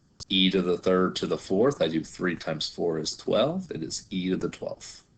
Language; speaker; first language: English; native; English